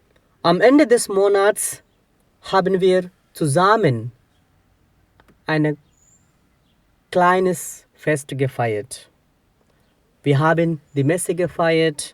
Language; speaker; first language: German; non-native, fluent; Telugu